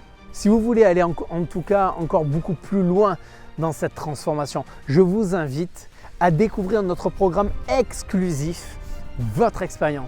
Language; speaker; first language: French; native; French